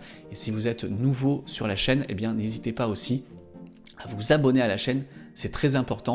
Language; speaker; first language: French; native; French